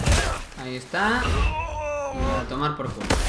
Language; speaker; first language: Spanish; native; Spanish